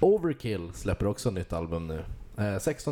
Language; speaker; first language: Swedish; native; Swedish